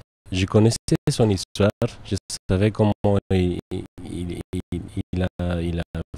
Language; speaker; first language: French; non-native, local second language; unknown